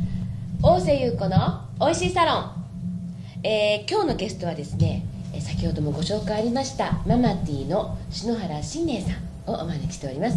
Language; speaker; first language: Japanese; native; Japanese